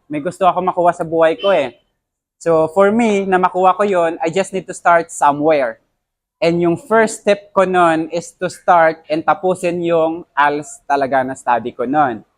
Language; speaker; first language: Filipino; non-native, local second language; Hiligaynon